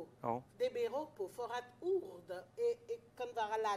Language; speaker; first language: Swedish; non-native, fluent; French